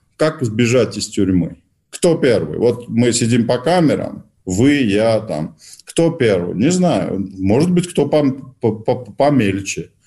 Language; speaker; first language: Russian; non-native, local second language; Georgian